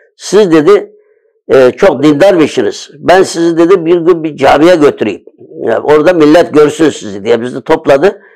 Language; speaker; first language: Turkish; early bilingual, other home language; Uyghur